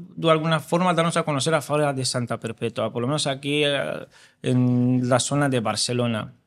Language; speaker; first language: Spanish; non-native, fluent; Romanian